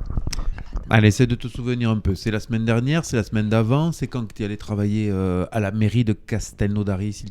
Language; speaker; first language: French; native; French